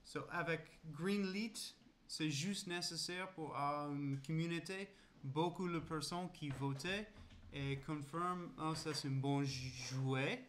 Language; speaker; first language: French; non-native, learner; English